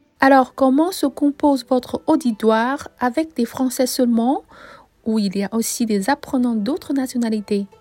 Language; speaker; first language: French; non-native, fluent; Chinese